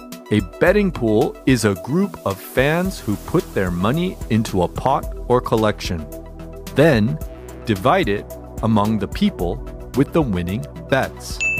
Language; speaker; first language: English; native; English